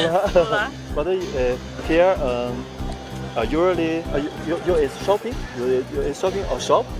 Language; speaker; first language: English; non-native, learner; Chinese